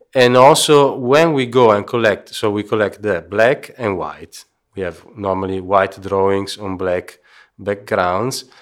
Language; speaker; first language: English; non-native, fluent; Italian